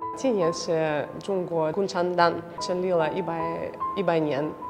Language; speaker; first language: Chinese; non-native, fluent; Russian